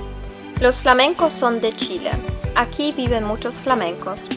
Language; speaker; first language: Spanish; non-native, learner; German